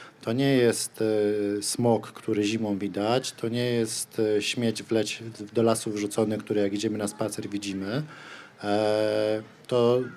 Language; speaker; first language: Polish; native; Polish